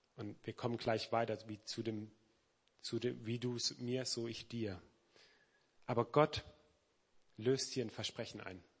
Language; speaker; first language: German; native; German